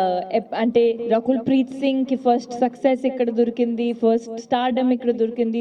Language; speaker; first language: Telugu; non-native, fluent; Hindi